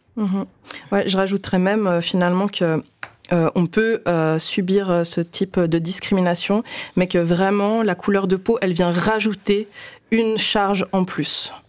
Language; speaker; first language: French; native; French